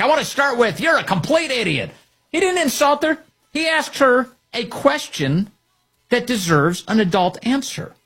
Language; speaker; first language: English; native; English